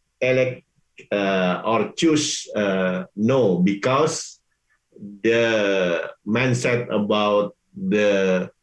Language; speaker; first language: English; non-native, learner; Indonesian